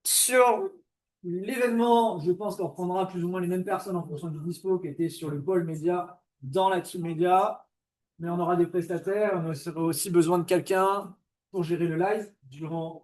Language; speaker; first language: French; native; French